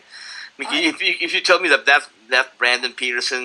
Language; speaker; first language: English; non-native, local second language; Filipino